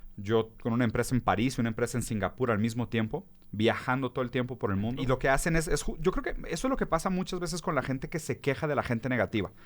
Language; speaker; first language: Spanish; early bilingual, other home language; Portuguese